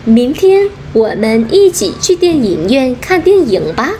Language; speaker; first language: Chinese; non-native, fluent; Vietnamese